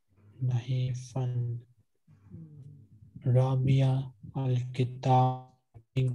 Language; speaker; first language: Arabic; non-native, fluent; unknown